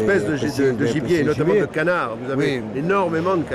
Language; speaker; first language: French; native; French